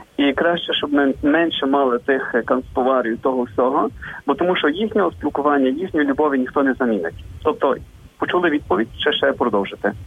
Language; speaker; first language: Ukrainian; native; Ukrainian